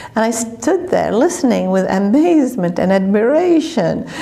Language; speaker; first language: English; non-native, fluent; Arabic